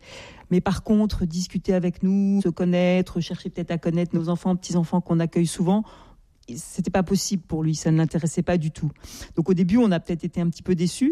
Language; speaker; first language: French; native; French